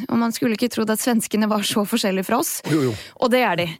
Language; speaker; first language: Norwegian; early bilingual, other home language; Bosnian